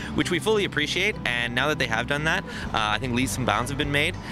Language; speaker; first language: English; native; English